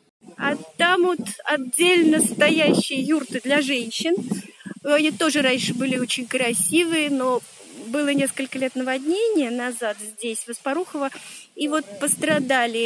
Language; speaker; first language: Russian; native; Russian